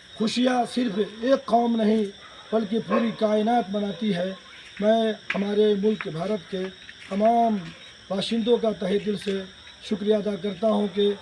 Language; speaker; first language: Urdu; native; Urdu